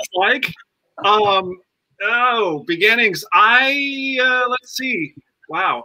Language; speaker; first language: English; native; English